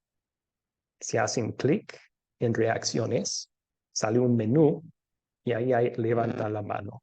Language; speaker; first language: Spanish; non-native, fluent; English